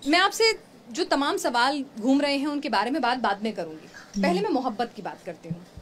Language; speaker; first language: Hindi; native; Hindi